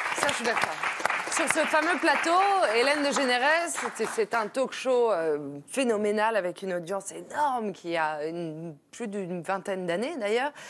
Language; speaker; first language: French; native; French